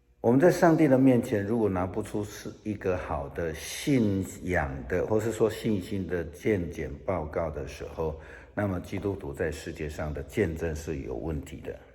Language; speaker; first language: Chinese; native; Chinese